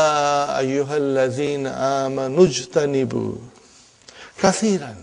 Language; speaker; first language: Arabic; non-native, fluent; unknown